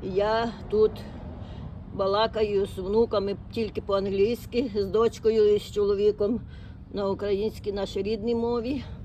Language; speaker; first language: Ukrainian; native; Ukrainian